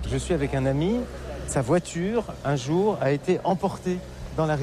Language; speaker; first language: French; native; French